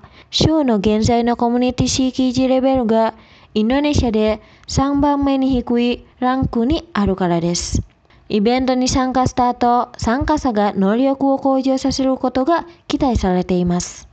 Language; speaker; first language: Japanese; non-native, fluent; Indonesian